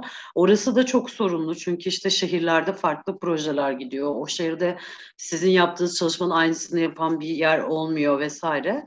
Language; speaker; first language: Turkish; native; Turkish